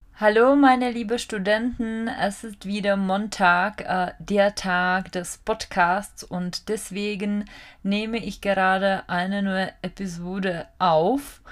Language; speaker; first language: German; non-native, fluent; Czech